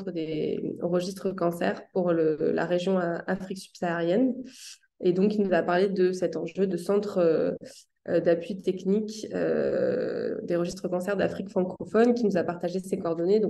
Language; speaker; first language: French; native; French